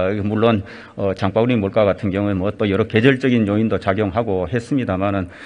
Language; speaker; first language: Korean; native; Korean